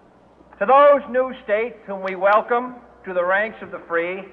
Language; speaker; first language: English; native; English